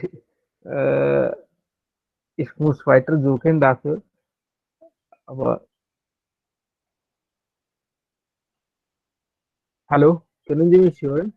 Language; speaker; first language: German; non-native, learner; Hindi